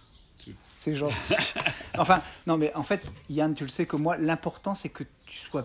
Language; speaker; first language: French; native; French